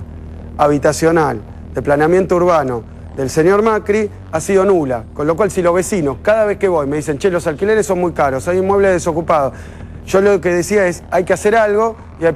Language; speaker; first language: Spanish; native; Spanish